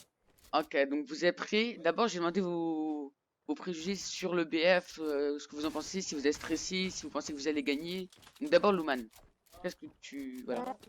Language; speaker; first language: French; native; French